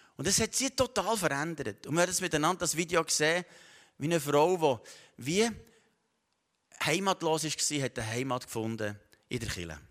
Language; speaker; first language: German; native; German